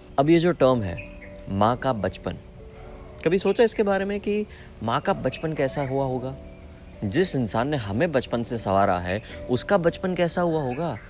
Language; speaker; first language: Hindi; non-native, local second language; Gujarati